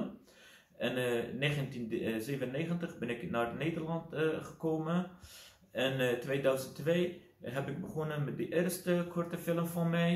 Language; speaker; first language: Dutch; non-native, learner; Kurdish